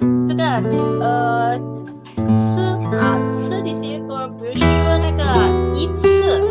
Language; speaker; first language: Chinese; non-native, fluent; Indonesian